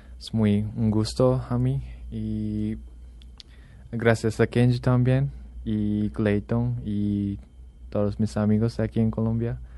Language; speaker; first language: Spanish; non-native, learner; Japanese